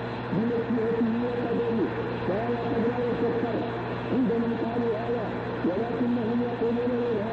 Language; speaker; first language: Arabic; native; Arabic